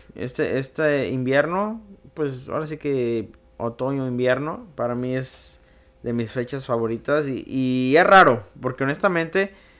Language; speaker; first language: Spanish; native; Spanish